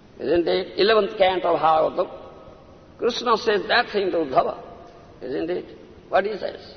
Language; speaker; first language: English; non-native, local second language; Odia